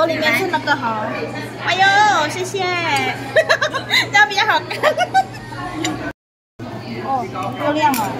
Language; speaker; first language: Chinese; non-native, learner; Indonesian